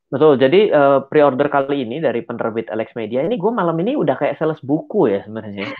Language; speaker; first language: Indonesian; native; Indonesian